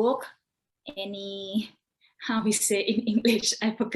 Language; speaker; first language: English; non-native, learner; Thai